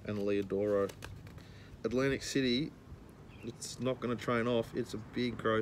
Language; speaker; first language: English; native; English